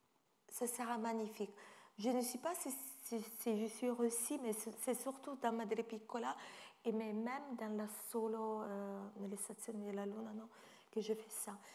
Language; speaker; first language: French; non-native, fluent; Italian